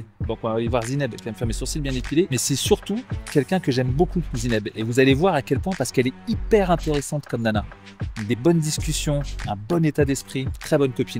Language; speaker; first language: French; native; French